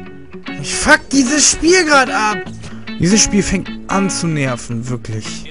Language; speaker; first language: German; native; German